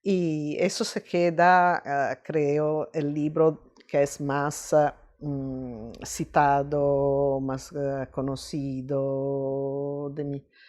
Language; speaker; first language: Spanish; non-native, fluent; Italian